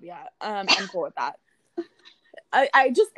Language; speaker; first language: English; native; English